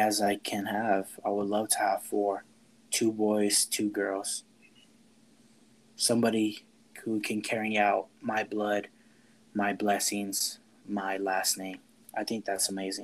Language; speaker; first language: English; native; English